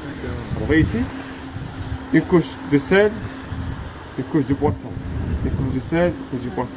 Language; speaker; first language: French; non-native, local second language; Arabic